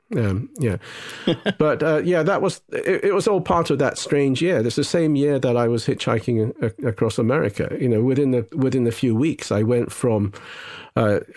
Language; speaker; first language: English; non-native, local second language; Japanese